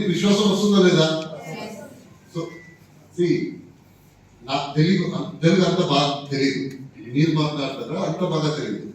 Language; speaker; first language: Telugu; non-native, fluent; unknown